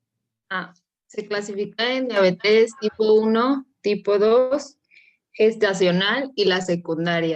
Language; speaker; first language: Spanish; native; Spanish